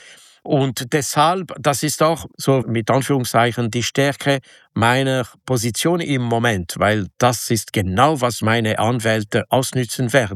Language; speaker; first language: German; non-native, local second language; French